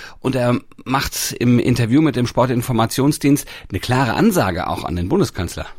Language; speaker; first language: German; native; German